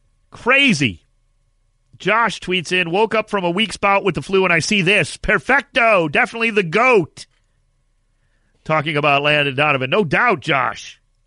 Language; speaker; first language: English; native; English